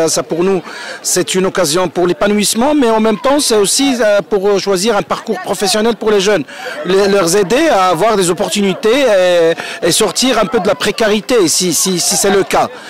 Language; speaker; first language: French; non-native, local second language; Arabic